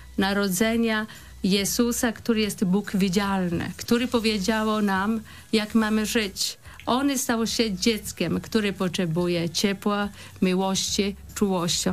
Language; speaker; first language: Polish; non-native, fluent; Italian